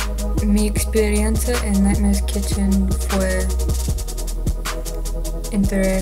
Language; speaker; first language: Spanish; non-native, learner; English